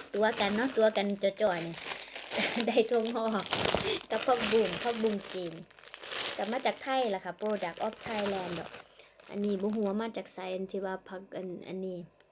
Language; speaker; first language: Thai; native; Thai